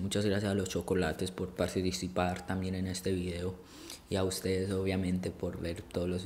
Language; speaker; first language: Spanish; early bilingual, heritage; Spanish